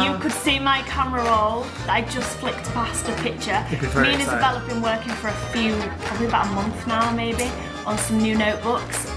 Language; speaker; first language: English; native; English